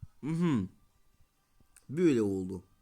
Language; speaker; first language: Turkish; non-native, learner; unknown